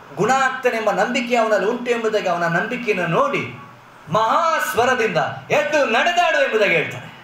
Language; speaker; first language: Kannada; native; Kannada